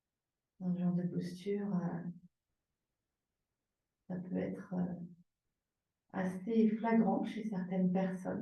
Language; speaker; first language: French; native; French